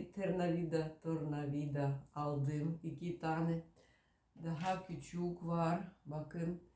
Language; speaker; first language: Turkish; early bilingual, heritage; Ukrainian